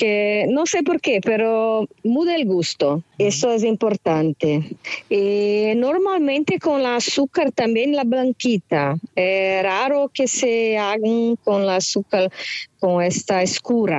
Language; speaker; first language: Spanish; non-native, fluent; Portuguese